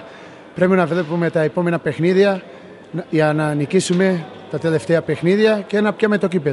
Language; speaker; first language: Greek; non-native, learner; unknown